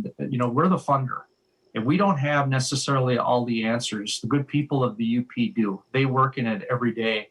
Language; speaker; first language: English; native; English